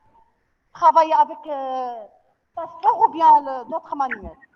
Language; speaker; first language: French; non-native, local second language; Arabic